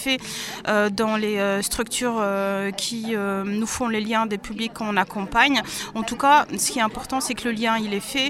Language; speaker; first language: French; native; French